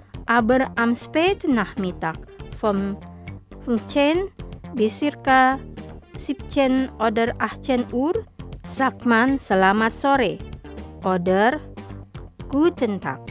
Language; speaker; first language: German; non-native, fluent; Indonesian